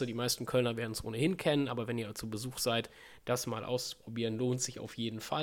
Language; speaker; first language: German; native; German